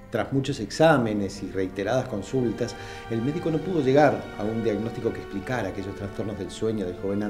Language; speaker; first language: Spanish; native; Spanish